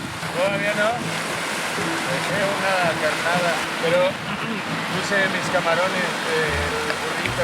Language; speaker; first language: Spanish; native; Spanish